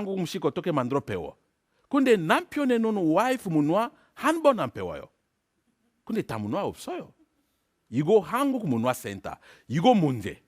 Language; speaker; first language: Korean; non-native, learner; French